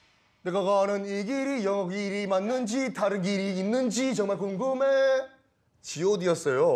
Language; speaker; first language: Korean; native; Korean